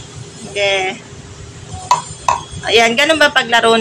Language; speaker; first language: Filipino; native; Filipino